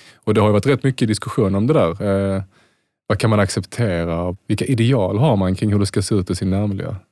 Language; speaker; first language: Swedish; native; Swedish